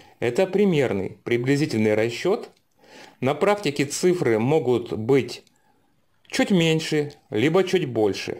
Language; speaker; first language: Russian; native; Russian